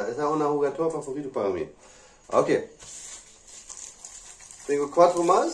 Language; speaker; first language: Spanish; non-native, learner; English